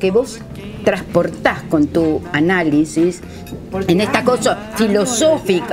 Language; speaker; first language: Spanish; native; Spanish